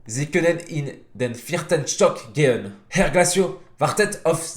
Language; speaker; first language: German; non-native, fluent; French